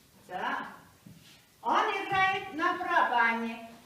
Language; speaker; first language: Russian; non-native, fluent; Mongolian